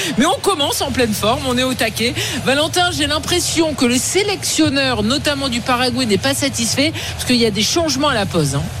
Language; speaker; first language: French; native; French